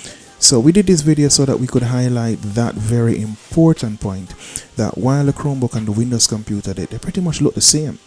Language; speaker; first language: English; native; English